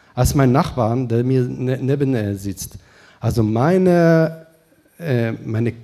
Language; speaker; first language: German; non-native, fluent; Hebrew